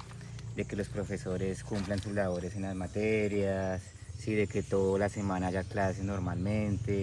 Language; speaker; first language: Spanish; native; Spanish